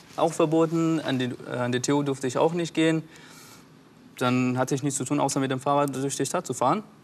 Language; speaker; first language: German; non-native, fluent; Persian